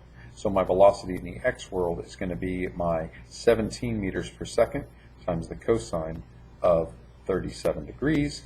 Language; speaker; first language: English; native; English